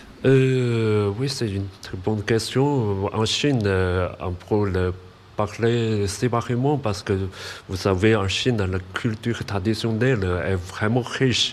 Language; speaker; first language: French; non-native, learner; Chinese